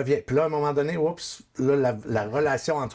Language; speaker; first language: French; native; French